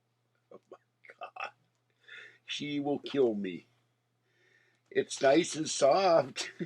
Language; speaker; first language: English; native; English